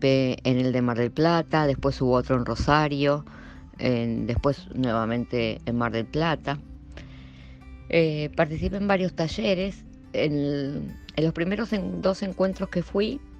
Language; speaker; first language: Spanish; native; Spanish